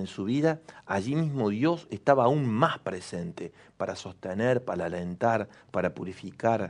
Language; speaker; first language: Spanish; native; Spanish